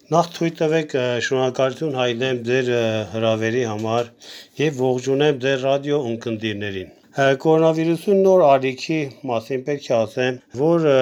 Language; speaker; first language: Armenian; early bilingual, heritage; Armenian